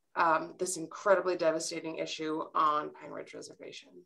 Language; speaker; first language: English; native; English